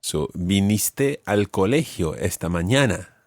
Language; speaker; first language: Spanish; non-native, fluent; English